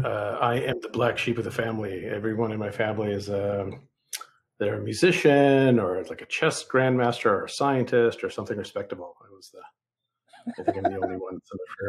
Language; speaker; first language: English; early bilingual, other home language; Russian